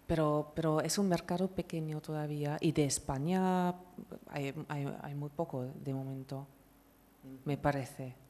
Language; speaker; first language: Spanish; non-native, fluent; German